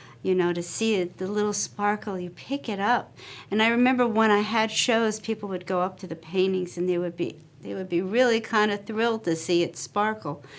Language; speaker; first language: English; native; English